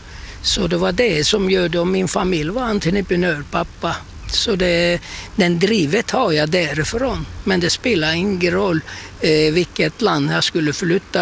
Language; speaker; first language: Swedish; non-native, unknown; Turkish